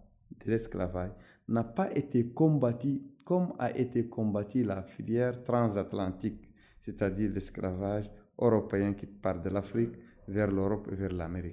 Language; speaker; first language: French; non-native, local second language; Arabic